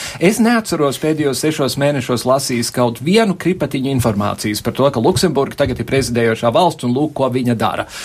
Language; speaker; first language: Latvian; early bilingual, heritage; Latvian